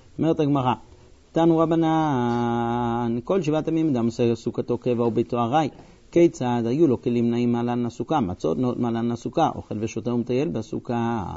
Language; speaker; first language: Hebrew; non-native, fluent; English